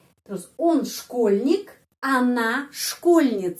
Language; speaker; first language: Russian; non-native, fluent; Indonesian